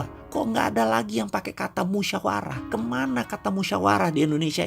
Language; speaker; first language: Indonesian; native; Indonesian